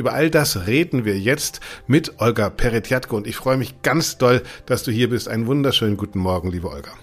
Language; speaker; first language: German; native; German